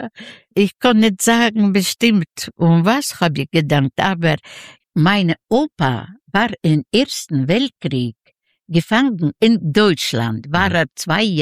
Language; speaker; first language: German; non-native, learner; Yiddish